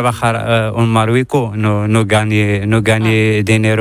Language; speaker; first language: Spanish; non-native, learner; Arabic